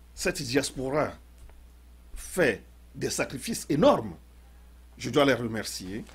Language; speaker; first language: French; non-native, local second language; Ewe